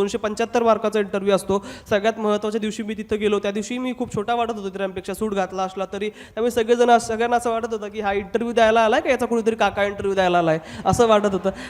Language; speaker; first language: Marathi; non-native, local second language; Hindi